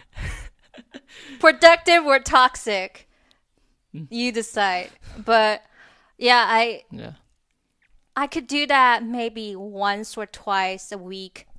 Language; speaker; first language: English; non-native, fluent; Chinese